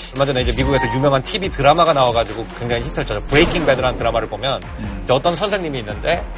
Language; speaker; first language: Korean; non-native, fluent; Spanish